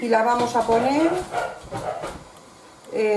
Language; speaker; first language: Spanish; native; Spanish